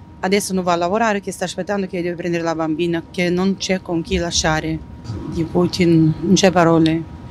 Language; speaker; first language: Italian; non-native, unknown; Ukrainian